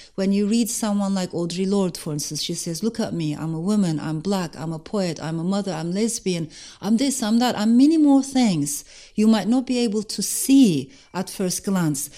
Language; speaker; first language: English; non-native, fluent; Turkish